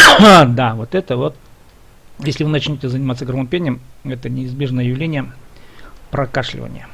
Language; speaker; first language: Russian; native; Russian